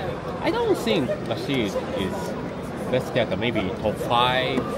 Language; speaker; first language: English; non-native, learner; Japanese